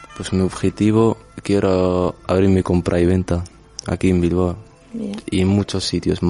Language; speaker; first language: Spanish; non-native, learner; Arabic